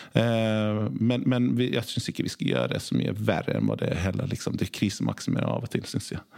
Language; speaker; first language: Norwegian; early bilingual, other home language; Swedish